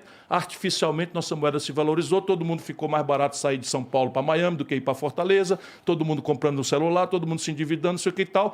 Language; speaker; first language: Portuguese; native; Portuguese